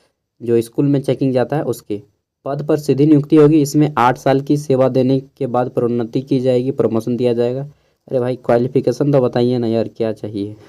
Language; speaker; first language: Hindi; native; Hindi